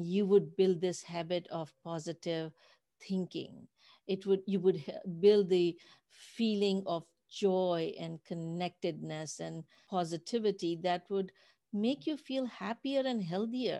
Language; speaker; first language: English; non-native, local second language; Urdu